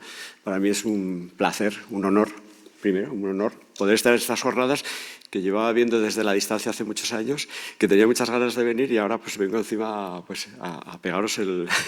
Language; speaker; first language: Spanish; native; Spanish